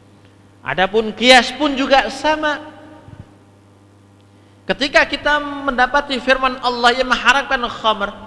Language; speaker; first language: Indonesian; native; Indonesian